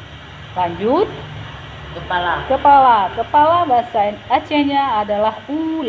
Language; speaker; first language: Indonesian; non-native, local second language; Achinese